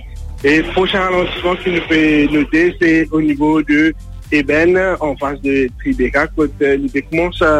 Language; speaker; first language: French; non-native, local second language; Morisyen